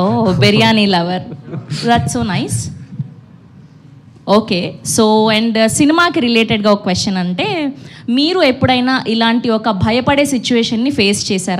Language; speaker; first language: Telugu; native; Telugu